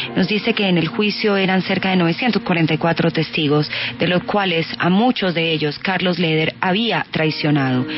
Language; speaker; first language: Spanish; native; Spanish